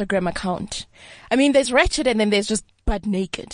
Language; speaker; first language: English; non-native, local second language; Southern Sotho